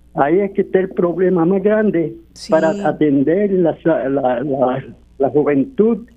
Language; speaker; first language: Spanish; native; Spanish